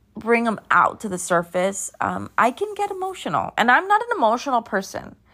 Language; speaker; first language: English; native; English